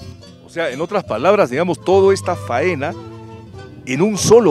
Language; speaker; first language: Spanish; native; Spanish